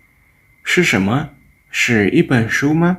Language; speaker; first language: Chinese; non-native, fluent; Lao